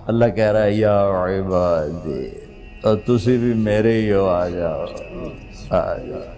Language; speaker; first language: Urdu; non-native, local second language; Punjabi